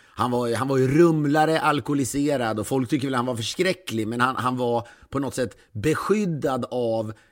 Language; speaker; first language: Swedish; native; Swedish